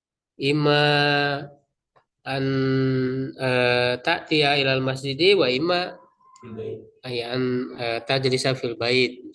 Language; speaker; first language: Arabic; non-native, fluent; Indonesian